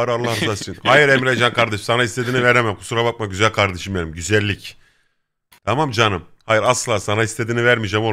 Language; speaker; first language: Turkish; native; Turkish